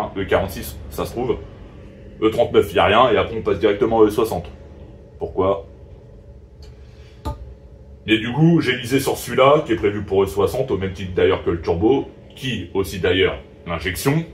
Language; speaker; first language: French; native; French